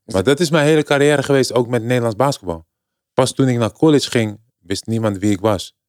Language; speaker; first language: Dutch; native; Dutch